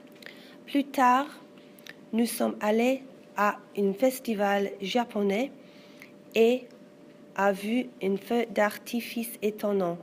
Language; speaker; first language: French; non-native, learner; English